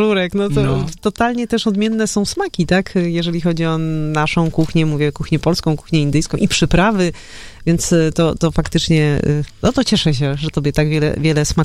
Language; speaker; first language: Polish; native; Polish